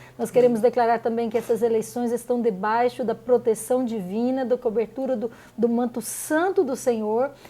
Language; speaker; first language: Portuguese; native; Portuguese